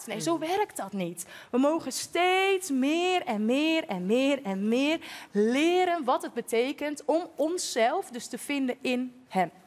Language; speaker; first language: Dutch; native; Dutch